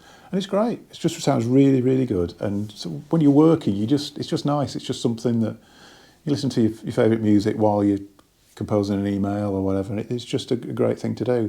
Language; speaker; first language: English; native; English